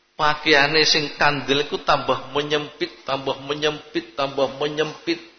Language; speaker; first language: Indonesian; native; Indonesian